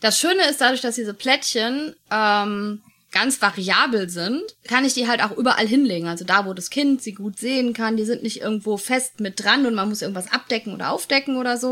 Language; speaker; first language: German; native; German